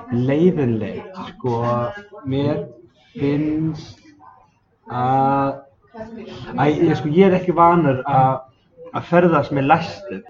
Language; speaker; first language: Icelandic; non-native, fluent; Faroese